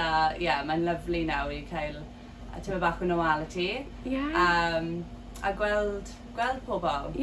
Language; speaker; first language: Welsh; non-native, local second language; English